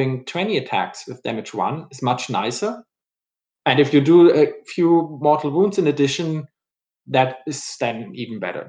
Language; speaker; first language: English; non-native, fluent; German